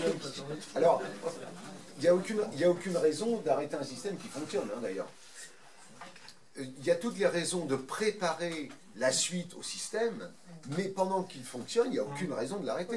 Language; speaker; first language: French; native; French